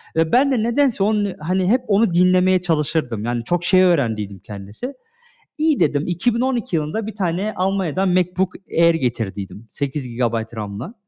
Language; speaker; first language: Turkish; early bilingual, heritage; Turkish